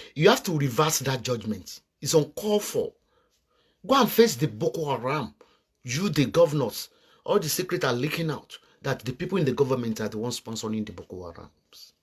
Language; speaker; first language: English; non-native, local second language; Yoruba